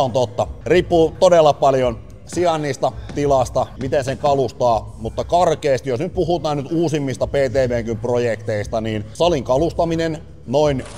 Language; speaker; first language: Finnish; native; Finnish